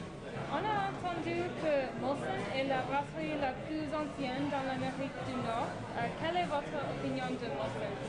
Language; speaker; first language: French; non-native, learner; English